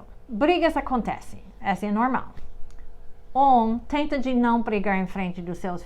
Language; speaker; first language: Portuguese; non-native, fluent; English